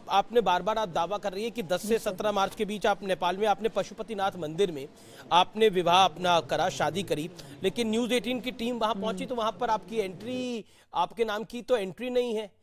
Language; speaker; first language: Hindi; native; Hindi